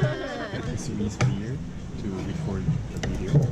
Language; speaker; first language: English; non-native, learner; Korean